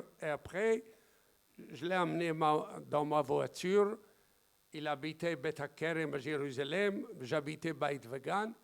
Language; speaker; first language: French; non-native, fluent; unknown